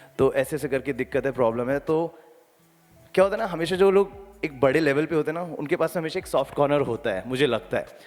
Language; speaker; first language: Hindi; native; Hindi